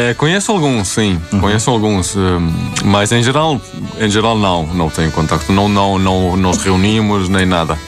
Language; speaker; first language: Portuguese; non-native, fluent; Swedish